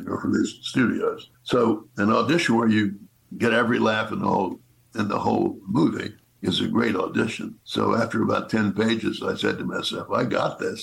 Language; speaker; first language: English; native; English